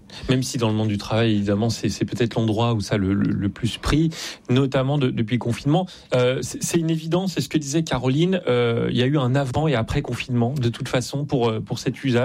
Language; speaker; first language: French; native; French